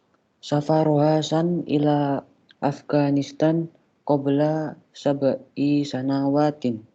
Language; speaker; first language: Arabic; non-native, learner; Indonesian